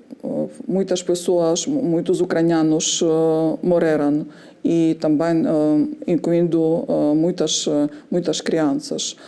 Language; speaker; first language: Portuguese; non-native, fluent; Ukrainian